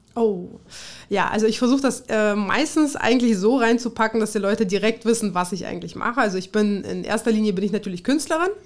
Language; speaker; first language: German; early bilingual, other home language; Russian